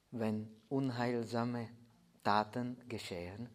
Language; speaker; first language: German; non-native, fluent; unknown